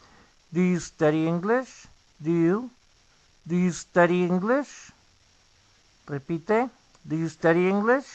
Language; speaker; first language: English; non-native, fluent; Spanish